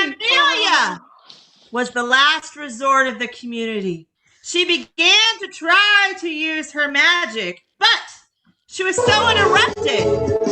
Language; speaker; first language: English; native; English